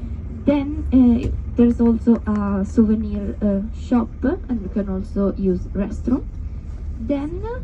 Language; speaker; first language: English; non-native, fluent; Spanish